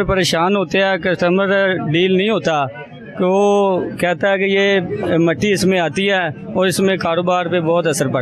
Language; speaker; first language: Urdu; non-native, local second language; Punjabi